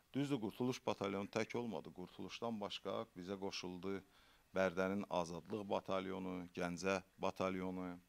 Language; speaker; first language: Azerbaijani; native; Azerbaijani